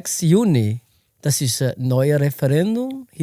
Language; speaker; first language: German; non-native, learner; Portuguese